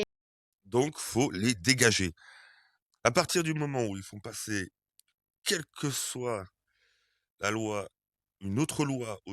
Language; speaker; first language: French; native; French